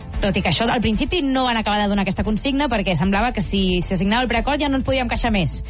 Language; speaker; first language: Catalan; native; Catalan